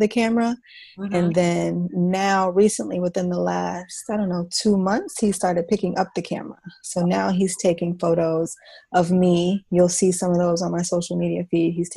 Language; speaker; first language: English; native; English